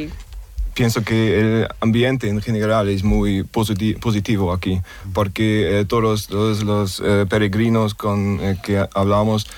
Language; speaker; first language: Spanish; non-native, learner; German